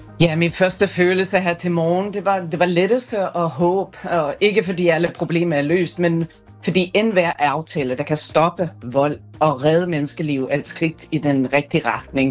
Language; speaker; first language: Danish; non-native, fluent; Persian